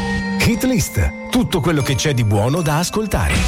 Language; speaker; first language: Italian; native; Italian